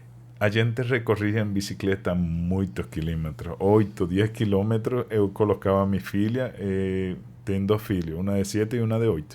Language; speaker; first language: Portuguese; non-native, learner; Spanish